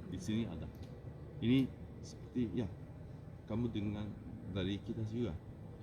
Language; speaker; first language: Indonesian; non-native, learner; Turkish